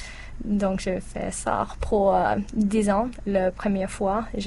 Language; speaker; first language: French; non-native, learner; English